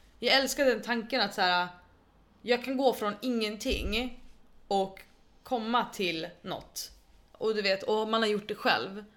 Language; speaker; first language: Swedish; early bilingual, other home language; Arabic